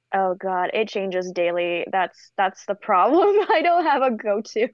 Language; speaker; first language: English; native; English